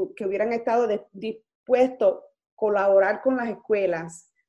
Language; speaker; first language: Spanish; early bilingual, heritage; Spanish